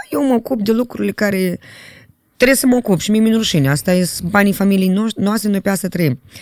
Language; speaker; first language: Romanian; native; Romanian